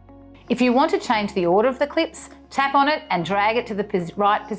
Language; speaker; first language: English; native; English